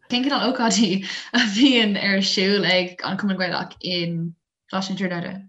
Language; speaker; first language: Irish; non-native, local second language; English